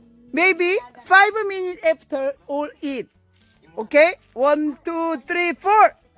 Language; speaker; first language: English; non-native, learner; Korean